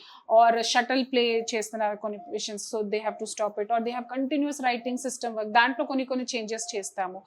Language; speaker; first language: Telugu; non-native, fluent; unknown